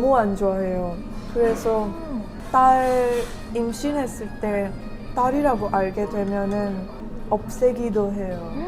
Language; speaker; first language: Korean; non-native, fluent; Hindi